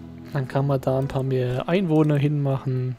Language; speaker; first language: German; native; German